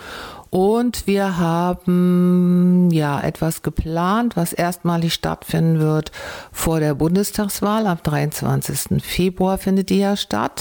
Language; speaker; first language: German; native; German